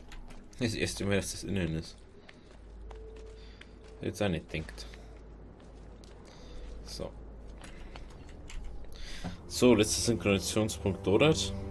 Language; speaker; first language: German; native; German